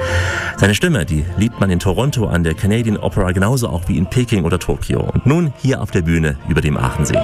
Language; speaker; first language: German; native; German